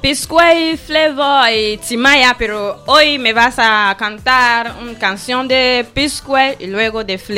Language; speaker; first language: Spanish; non-native, learner; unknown